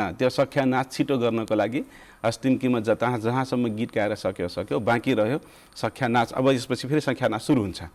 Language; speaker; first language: Nepali; non-native, local second language; Rana Tharu